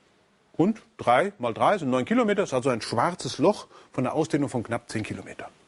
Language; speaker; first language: German; native; German